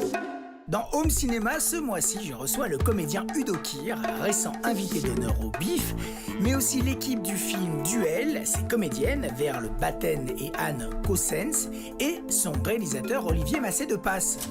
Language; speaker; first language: French; native; French